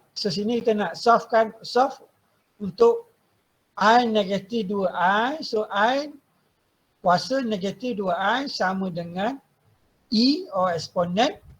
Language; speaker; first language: Malay; native; Malay